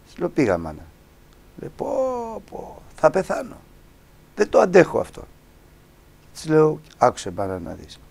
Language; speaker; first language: Greek; native; Greek